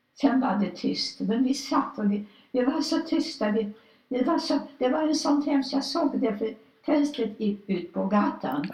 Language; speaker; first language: Swedish; non-native, fluent; Polish